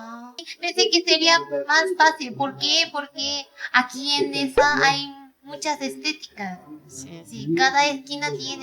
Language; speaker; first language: Spanish; non-native, fluent; Korean